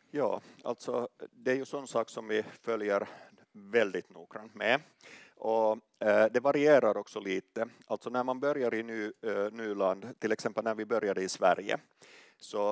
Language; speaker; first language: Swedish; non-native, local second language; Finnish